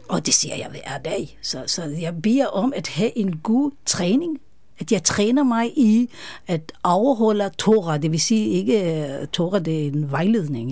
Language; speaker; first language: Danish; non-native, fluent; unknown